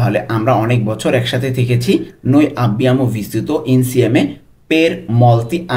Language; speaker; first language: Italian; non-native, local second language; Bangla